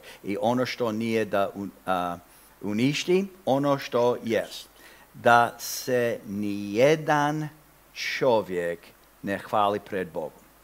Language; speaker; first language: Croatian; non-native, fluent; English